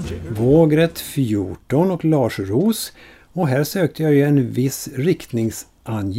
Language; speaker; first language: Swedish; native; Swedish